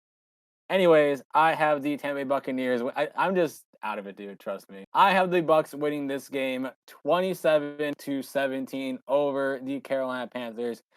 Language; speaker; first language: English; native; English